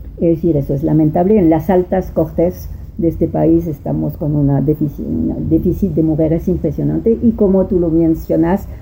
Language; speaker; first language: Spanish; non-native, fluent; French